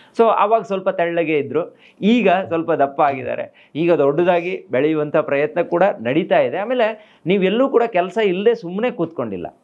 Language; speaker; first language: Kannada; native; Kannada